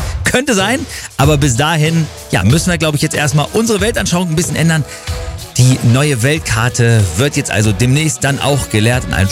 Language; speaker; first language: German; native; German